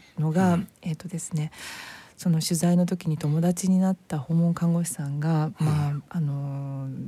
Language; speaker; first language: Japanese; native; Japanese